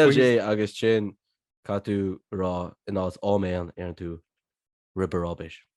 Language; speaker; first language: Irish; non-native, local second language; English